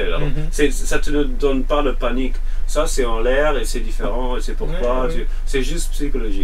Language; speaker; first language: French; non-native, fluent; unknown